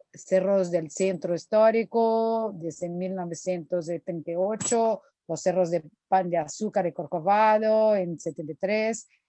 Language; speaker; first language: Spanish; non-native, fluent; Portuguese